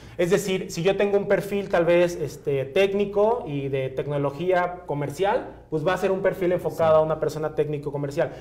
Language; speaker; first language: Spanish; native; Spanish